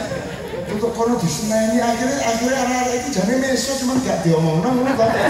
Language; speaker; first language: Indonesian; native; Indonesian